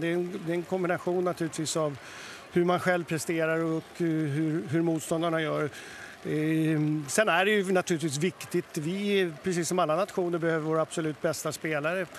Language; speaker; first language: Swedish; native; Swedish